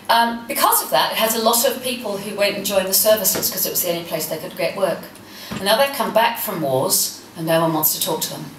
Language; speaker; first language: English; native; English